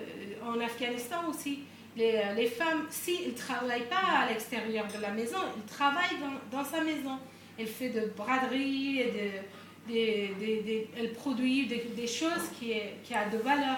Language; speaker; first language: French; non-native, fluent; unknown